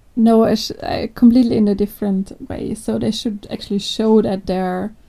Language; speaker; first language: English; non-native, fluent; German